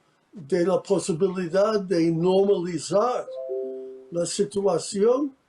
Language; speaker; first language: Spanish; non-native, fluent; English